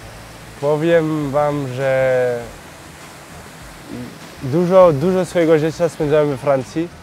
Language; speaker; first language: Polish; early bilingual, heritage; French